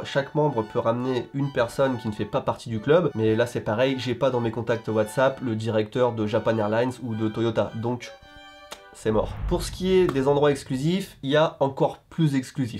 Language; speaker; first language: French; native; French